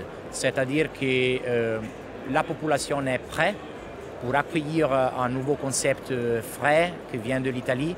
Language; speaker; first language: French; non-native, fluent; Italian